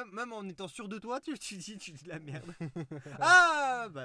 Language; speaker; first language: French; native; French